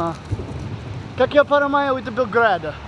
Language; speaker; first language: Russian; non-native, learner; English